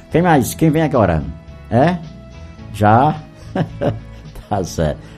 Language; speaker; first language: Portuguese; native; Portuguese